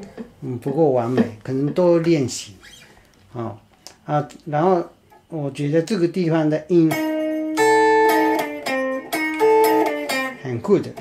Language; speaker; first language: Chinese; non-native, fluent; Japanese